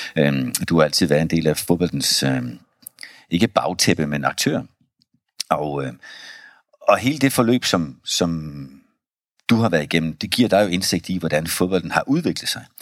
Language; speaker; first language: Danish; native; Danish